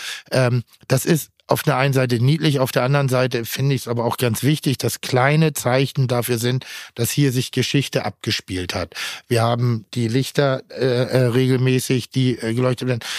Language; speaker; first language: German; native; German